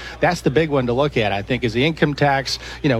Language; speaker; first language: English; native; English